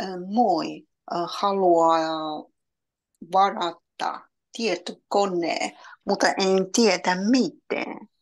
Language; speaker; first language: Finnish; non-native, learner; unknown